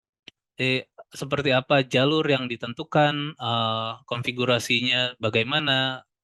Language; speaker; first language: Indonesian; native; Indonesian